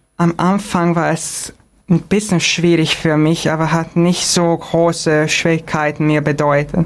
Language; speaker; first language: German; non-native, fluent; Hungarian